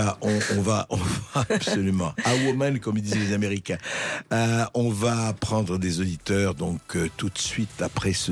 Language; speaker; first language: French; native; French